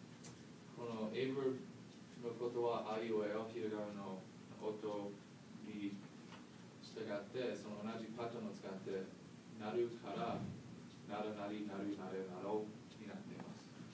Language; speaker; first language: Japanese; non-native, learner; English